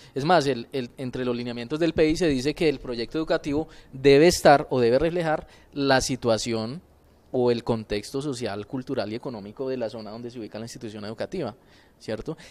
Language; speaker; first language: Spanish; native; Spanish